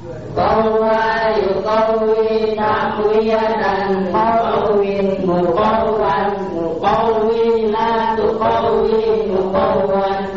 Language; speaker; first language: Arabic; non-native, learner; Indonesian